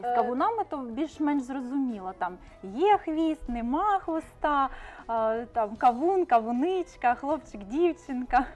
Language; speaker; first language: Ukrainian; native; Ukrainian